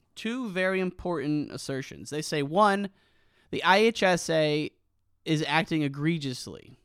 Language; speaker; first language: English; native; English